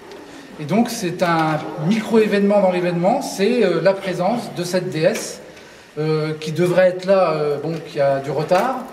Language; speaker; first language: French; native; French